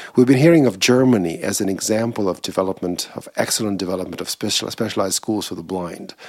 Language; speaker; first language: English; non-native, fluent; Russian